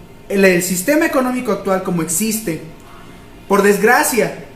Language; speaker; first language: Spanish; native; Spanish